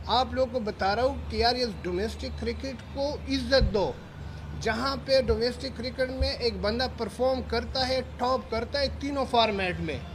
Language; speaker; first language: Urdu; non-native, local second language; Pashto